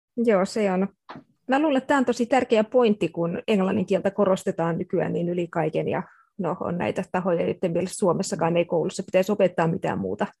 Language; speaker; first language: Finnish; native; Finnish